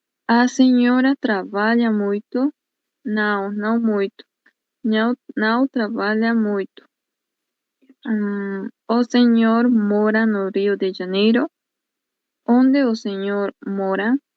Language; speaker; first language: Portuguese; non-native, learner; Spanish